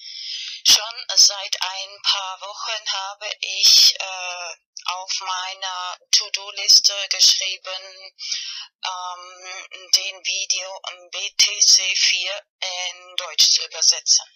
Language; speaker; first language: German; non-native, fluent; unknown